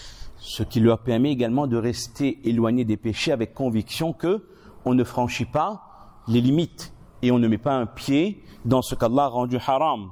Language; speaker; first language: French; native; French